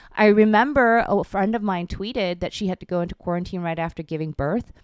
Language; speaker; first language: English; early bilingual, other home language; Korean